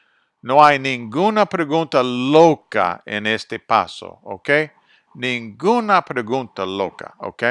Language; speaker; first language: Spanish; non-native, fluent; English